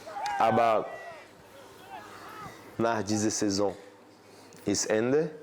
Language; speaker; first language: German; non-native, fluent; Portuguese